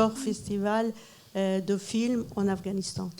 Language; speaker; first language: French; non-native, fluent; Persian